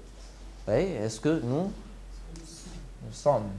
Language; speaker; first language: French; non-native, local second language; Arabic